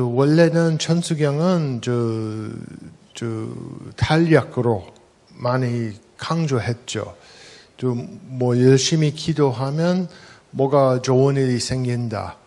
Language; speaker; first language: Korean; non-native, fluent; English